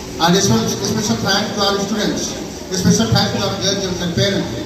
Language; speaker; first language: English; non-native, local second language; Hindi